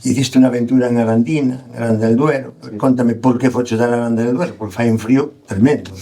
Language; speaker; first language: Spanish; non-native, local second language; Galician